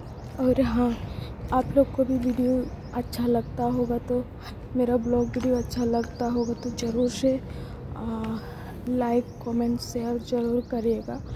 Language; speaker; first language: Hindi; non-native, local second language; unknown